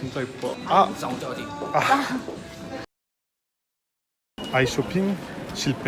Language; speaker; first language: Korean; non-native, learner; French